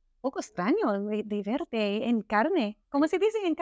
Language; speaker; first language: Spanish; non-native, learner; English